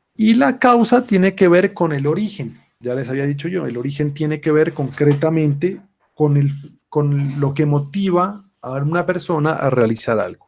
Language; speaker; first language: Spanish; native; Spanish